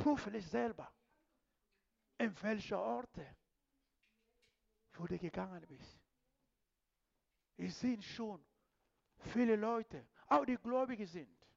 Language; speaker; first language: German; non-native, fluent; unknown